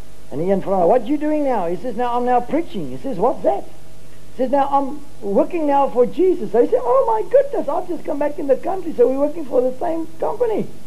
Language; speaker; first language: English; non-native, local second language; Afrikaans